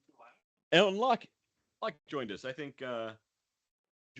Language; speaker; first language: English; native; English